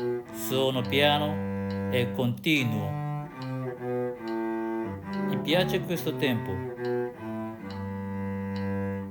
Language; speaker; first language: Italian; non-native, learner; Japanese